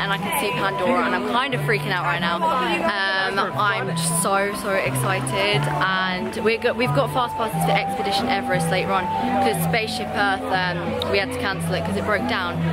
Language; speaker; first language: English; native; English